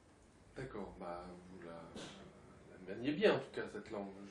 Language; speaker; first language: French; native; French